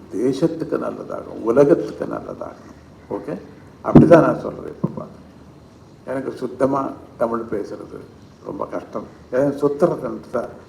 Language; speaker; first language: Tamil; non-native, fluent; Kannada